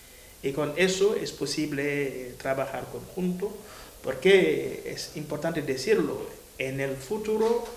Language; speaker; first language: Spanish; non-native, fluent; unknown